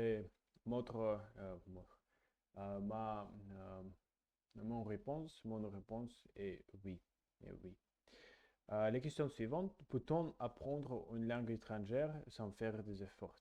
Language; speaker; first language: French; non-native, learner; English